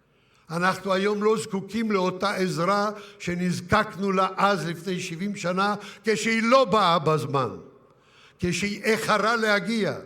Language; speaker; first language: Hebrew; early bilingual, other home language; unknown